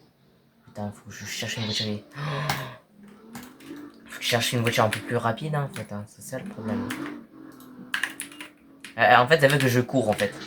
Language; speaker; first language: French; native; French